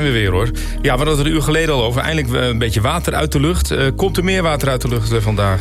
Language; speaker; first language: Dutch; native; Dutch